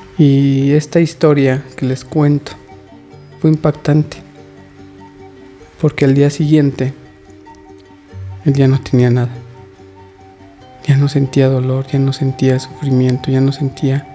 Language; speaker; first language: Spanish; native; Spanish